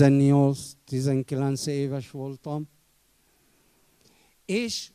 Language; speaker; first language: Hungarian; non-native, fluent; Arabic